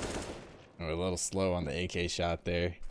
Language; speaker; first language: English; native; English